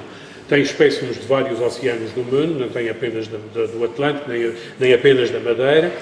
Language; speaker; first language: Portuguese; native; Portuguese